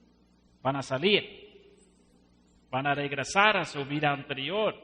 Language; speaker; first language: Spanish; non-native, fluent; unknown